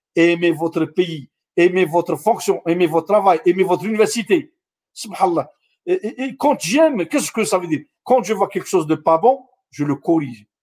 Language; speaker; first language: French; non-native, local second language; Arabic